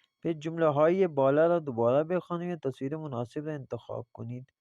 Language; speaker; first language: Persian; non-native, fluent; Urdu